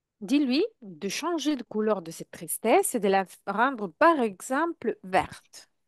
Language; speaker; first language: French; non-native, fluent; Italian